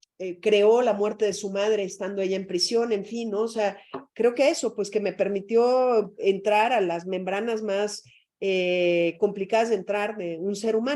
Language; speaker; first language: Spanish; native; Spanish